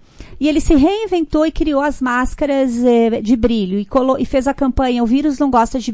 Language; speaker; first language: Portuguese; native; Portuguese